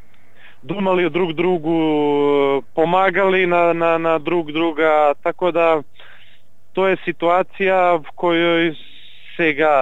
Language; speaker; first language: Bulgarian; non-native, learner; Serbian